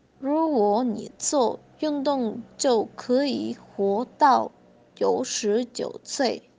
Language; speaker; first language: Chinese; non-native, learner; Spanish